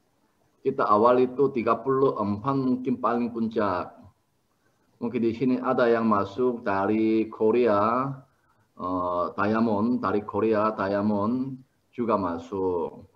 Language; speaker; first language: Indonesian; non-native, learner; Korean